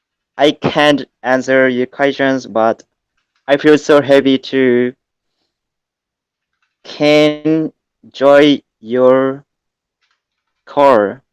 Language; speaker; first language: English; non-native, learner; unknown